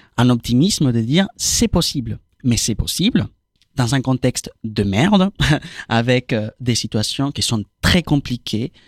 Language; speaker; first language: French; non-native, fluent; Spanish